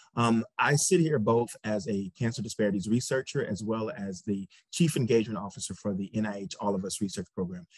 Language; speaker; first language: English; native; English